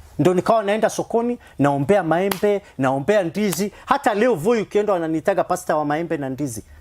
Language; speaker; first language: Swahili; non-native, fluent; Somali